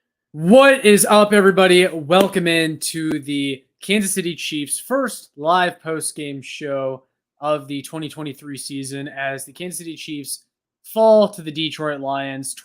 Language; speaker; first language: English; native; English